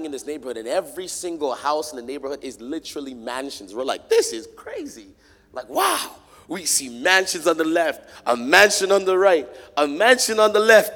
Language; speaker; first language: English; native; English